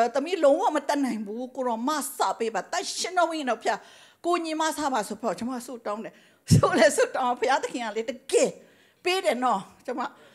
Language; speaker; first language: Burmese; non-native, local second language; Tedim Chin